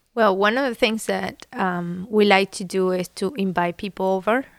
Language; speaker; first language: English; non-native, fluent; Spanish